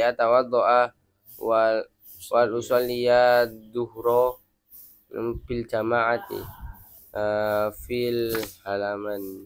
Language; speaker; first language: Arabic; non-native, learner; Indonesian